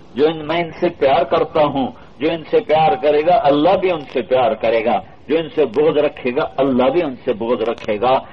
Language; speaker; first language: Urdu; non-native, local second language; Punjabi